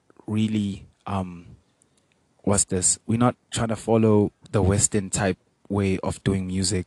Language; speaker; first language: English; non-native, local second language; Venda